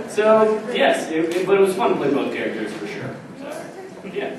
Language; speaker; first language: English; native; English